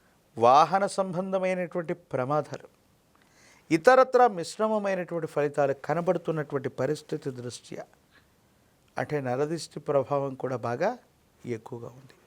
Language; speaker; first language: Telugu; native; Telugu